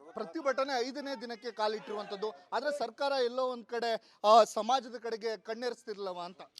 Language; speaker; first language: Kannada; native; Kannada